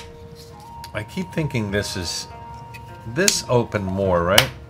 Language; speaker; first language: English; native; English